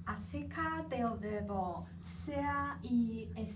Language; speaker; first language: Spanish; non-native, learner; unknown